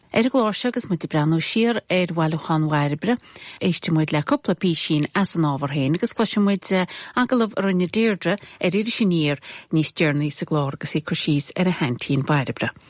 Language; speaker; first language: Irish; native; Irish